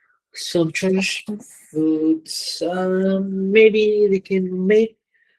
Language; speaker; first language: English; non-native, learner; Vietnamese